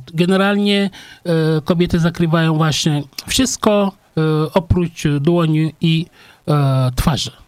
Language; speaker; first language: Polish; non-native, fluent; Wolof